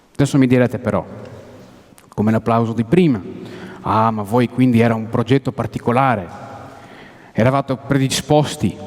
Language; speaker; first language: Italian; non-native, fluent; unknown